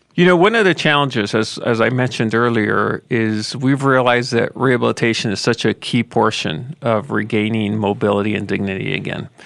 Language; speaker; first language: English; native; English